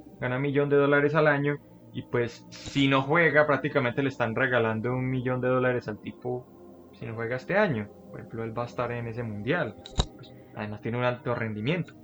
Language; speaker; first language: Spanish; native; Spanish